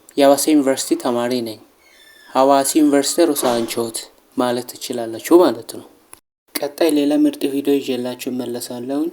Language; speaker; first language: Amharic; non-native, local second language; Sidamo